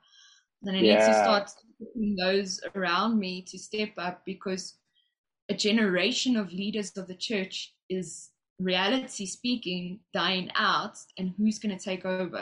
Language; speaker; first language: English; native; English